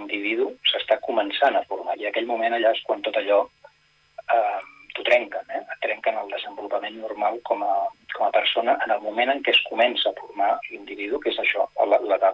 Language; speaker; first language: Catalan; native; Catalan